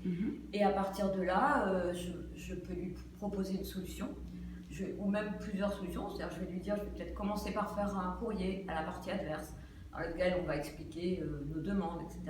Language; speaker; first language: French; native; French